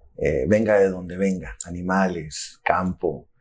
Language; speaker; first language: Spanish; native; Spanish